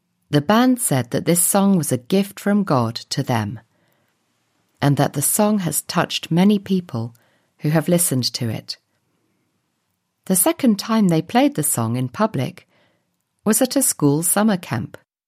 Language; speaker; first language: English; native; English